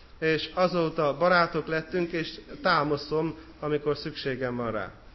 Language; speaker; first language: Hungarian; native; Hungarian